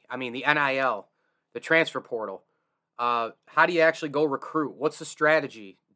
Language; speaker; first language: English; native; English